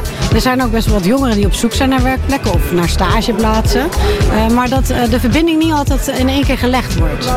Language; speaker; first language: Dutch; native; Dutch